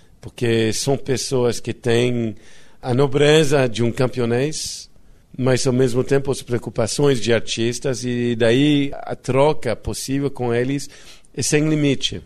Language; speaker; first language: Portuguese; non-native, fluent; English